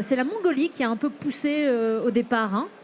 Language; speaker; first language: French; native; French